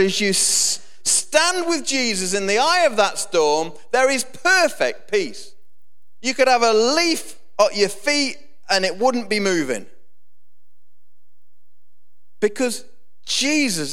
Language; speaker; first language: English; native; English